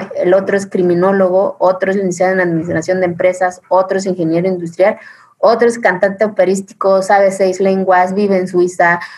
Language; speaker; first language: Spanish; early bilingual, other home language; Zapotec